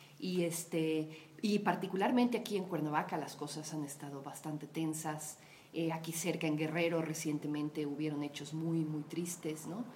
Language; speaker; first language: Spanish; native; Spanish